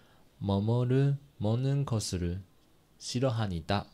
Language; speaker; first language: Korean; non-native, learner; Chinese